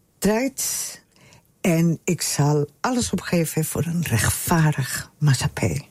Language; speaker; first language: Dutch; non-native, fluent; Spanish